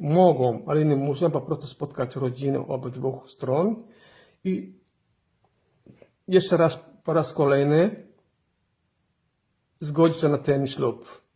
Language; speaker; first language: Polish; non-native, fluent; Somali